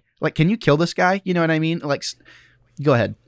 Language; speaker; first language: English; native; English